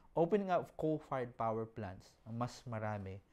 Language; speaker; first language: English; non-native, local second language; Filipino